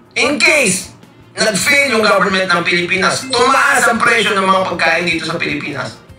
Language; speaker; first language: Filipino; native; Filipino